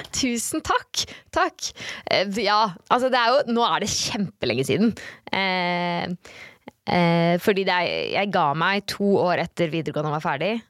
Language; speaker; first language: Norwegian; native; Norwegian